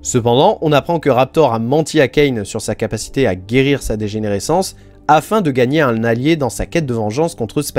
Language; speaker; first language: French; native; French